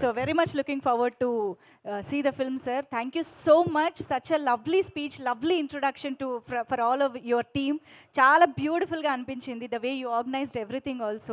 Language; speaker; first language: Telugu; native; Telugu